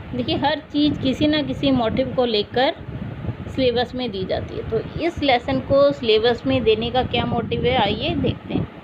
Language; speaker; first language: Hindi; native; Hindi